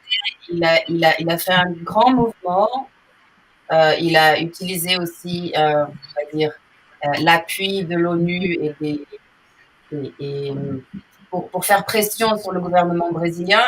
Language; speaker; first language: French; non-native, fluent; Portuguese